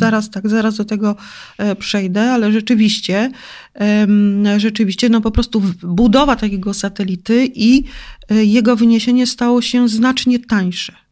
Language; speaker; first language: Polish; native; Polish